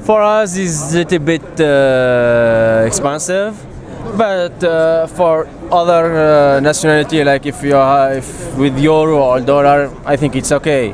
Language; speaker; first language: English; non-native, fluent; Arabic